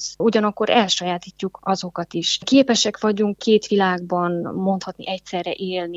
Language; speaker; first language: Hungarian; native; Hungarian